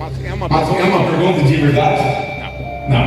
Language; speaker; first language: Portuguese; non-native, fluent; English